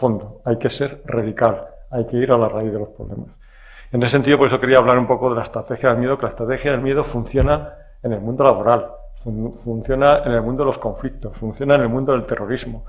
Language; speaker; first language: Spanish; native; Spanish